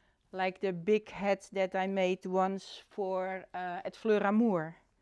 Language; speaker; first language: English; non-native, fluent; Dutch